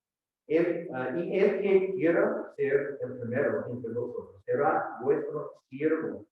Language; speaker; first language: Spanish; non-native, fluent; English